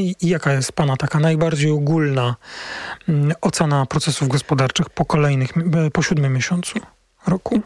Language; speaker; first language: Polish; native; Polish